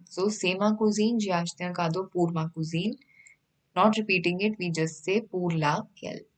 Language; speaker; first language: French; non-native, fluent; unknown